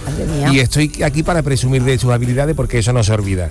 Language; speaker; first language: Spanish; native; Spanish